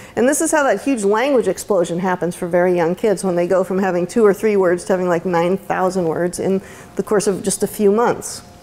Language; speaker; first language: English; native; English